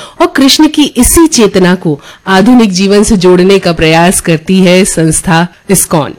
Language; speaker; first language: Hindi; native; Hindi